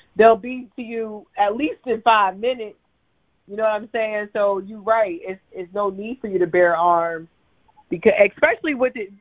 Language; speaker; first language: English; early bilingual, other home language; Krio